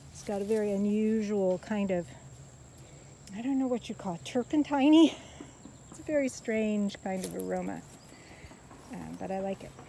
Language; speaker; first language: English; native; English